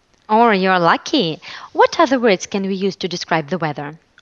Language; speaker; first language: English; non-native, fluent; Russian